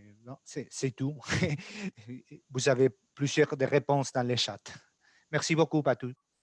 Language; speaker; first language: French; non-native, learner; Spanish